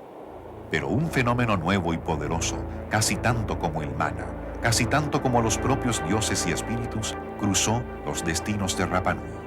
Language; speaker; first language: Spanish; native; Spanish